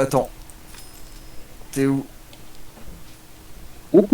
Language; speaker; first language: French; native; French